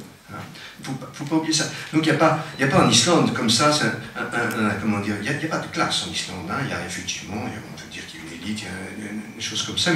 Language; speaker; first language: French; native; French